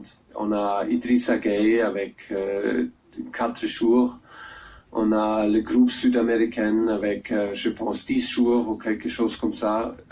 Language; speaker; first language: French; non-native, learner; German